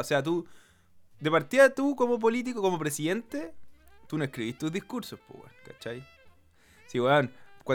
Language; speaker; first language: Spanish; native; Spanish